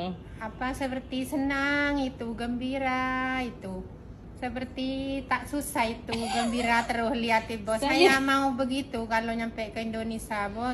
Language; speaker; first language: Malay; non-native, learner; Indonesian